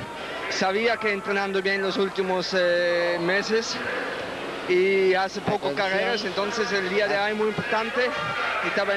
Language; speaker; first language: Spanish; non-native, learner; Swiss German